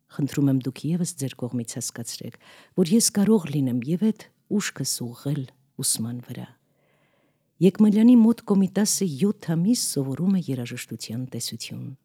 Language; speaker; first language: Armenian; native; Armenian